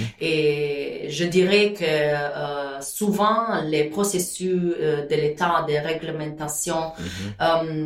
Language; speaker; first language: French; non-native, fluent; Italian